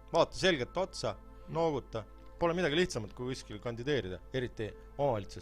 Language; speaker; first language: Estonian; native; Estonian